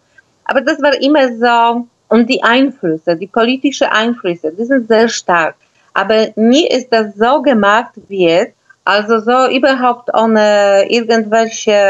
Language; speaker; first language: German; non-native, fluent; Polish